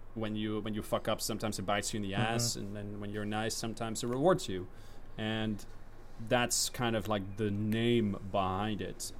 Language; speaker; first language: English; non-native, fluent; Dutch